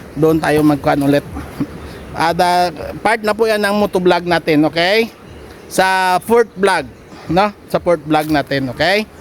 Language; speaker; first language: Filipino; non-native, local second language; Hiligaynon